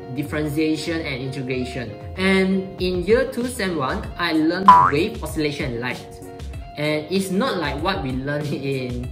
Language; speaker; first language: English; non-native, local second language; Chinese